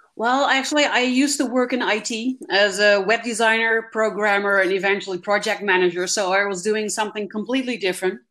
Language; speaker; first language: English; non-native, fluent; Dutch